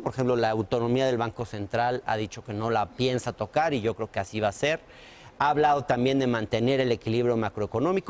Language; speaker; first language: Spanish; native; Spanish